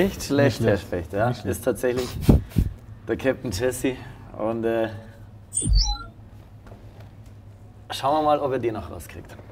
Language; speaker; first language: German; native; German